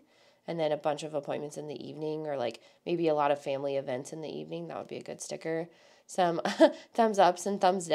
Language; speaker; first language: English; native; English